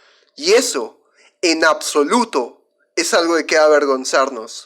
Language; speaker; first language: Spanish; native; Spanish